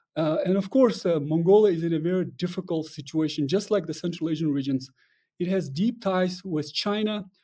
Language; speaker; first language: English; non-native, fluent; Russian